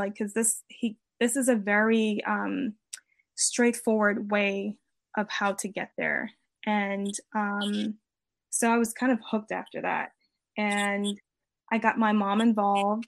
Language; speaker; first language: English; native; English